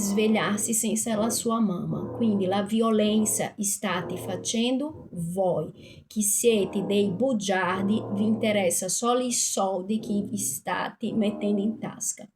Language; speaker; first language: Italian; non-native, fluent; Portuguese